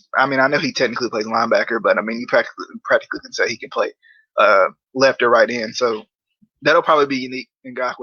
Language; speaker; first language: English; native; English